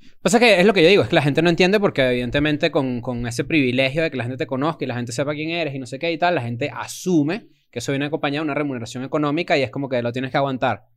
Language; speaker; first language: Spanish; native; Spanish